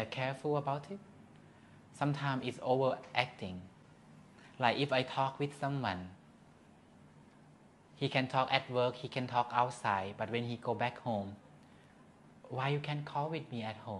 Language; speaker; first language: English; non-native, learner; Thai